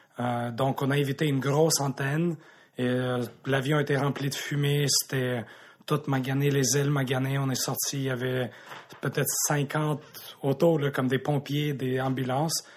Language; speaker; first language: French; early bilingual, other home language; Russian